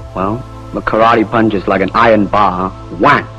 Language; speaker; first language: English; non-native, local second language; Cantonese